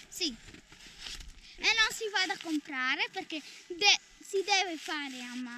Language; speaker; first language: Italian; non-native, local second language; Ladin